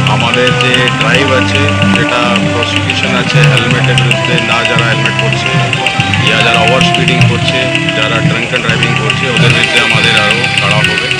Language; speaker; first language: Bangla; non-native, fluent; Hindi